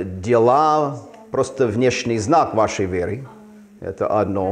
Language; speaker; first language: Russian; non-native, fluent; English